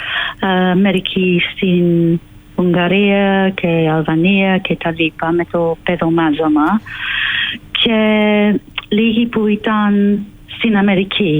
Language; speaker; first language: Greek; non-native, fluent; English